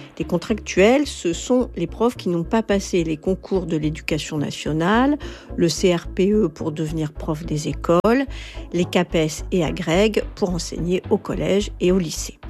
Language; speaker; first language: French; native; French